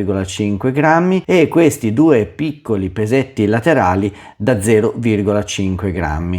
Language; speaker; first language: Italian; native; Italian